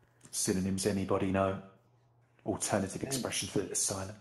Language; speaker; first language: English; native; English